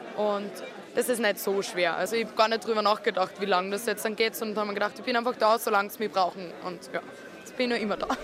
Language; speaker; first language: German; native; German